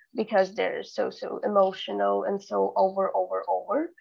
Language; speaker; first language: English; non-native, fluent; Russian